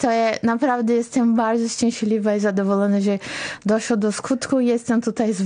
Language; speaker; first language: Polish; non-native, fluent; Portuguese